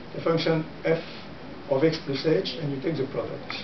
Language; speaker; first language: English; non-native, fluent; French